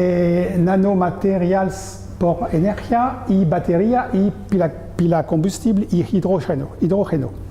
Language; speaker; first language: Spanish; non-native, learner; French